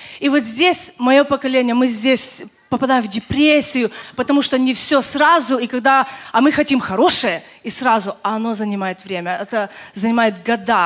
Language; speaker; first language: Russian; early bilingual, other home language; Ukrainian